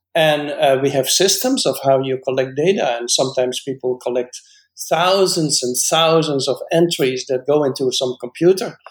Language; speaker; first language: English; non-native, fluent; Dutch